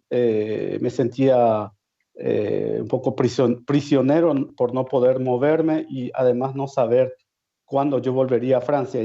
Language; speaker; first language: Spanish; native; Spanish